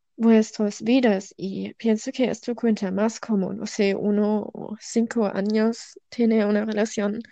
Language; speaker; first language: Spanish; non-native, learner; German